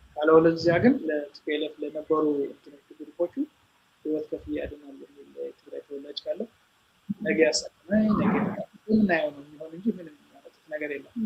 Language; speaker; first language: Amharic; non-native, local second language; Tigrinya